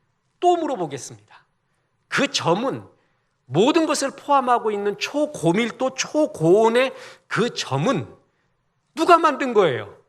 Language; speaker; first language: Korean; native; Korean